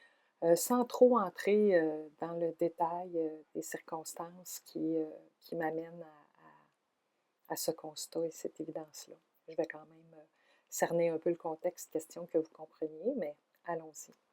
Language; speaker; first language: French; native; French